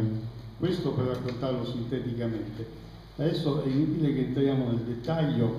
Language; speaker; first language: Italian; native; Italian